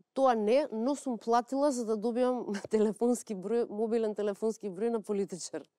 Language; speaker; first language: Macedonian; native; Macedonian